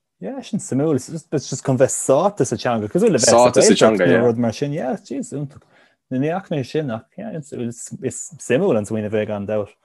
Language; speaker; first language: Irish; native; Irish